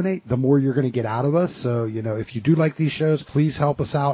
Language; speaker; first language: English; native; English